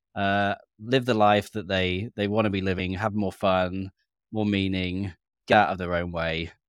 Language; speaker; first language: English; native; English